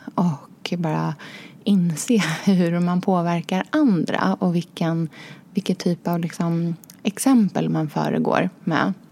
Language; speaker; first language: Swedish; native; Swedish